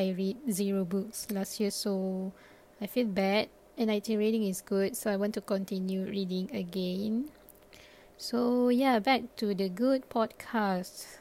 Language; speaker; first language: English; non-native, local second language; Malay